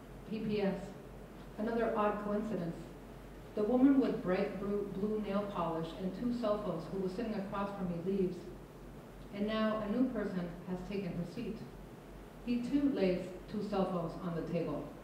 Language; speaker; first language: English; non-native, fluent; Spanish